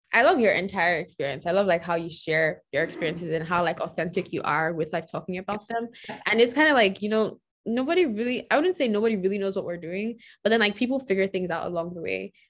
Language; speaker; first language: English; non-native, local second language; Yoruba